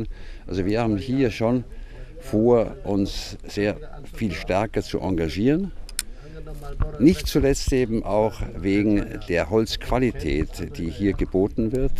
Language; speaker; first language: German; native; German